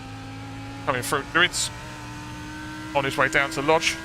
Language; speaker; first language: English; native; English